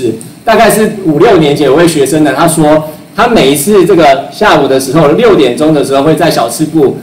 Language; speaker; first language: Chinese; native; Chinese